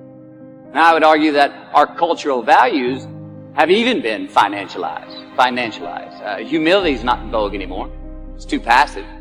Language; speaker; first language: English; native; English